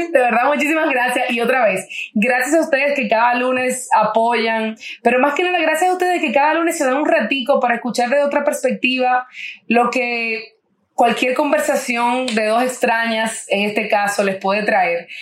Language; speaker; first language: Spanish; native; Spanish